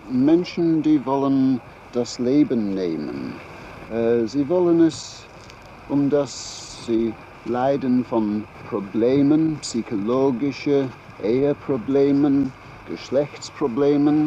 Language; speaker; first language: German; non-native, learner; English